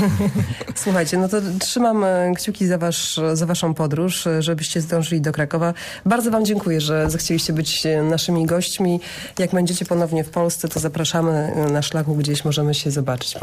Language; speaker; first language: Polish; native; Polish